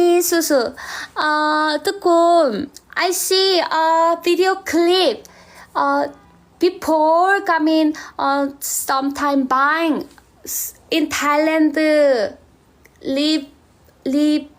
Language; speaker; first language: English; non-native, learner; Thai